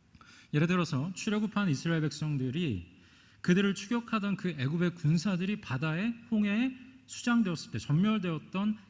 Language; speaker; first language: Korean; native; Korean